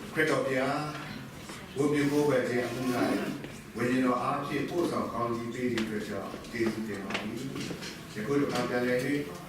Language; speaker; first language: Burmese; non-native, local second language; Kachin